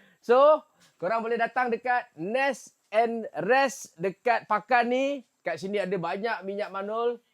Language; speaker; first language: Malay; native; Malay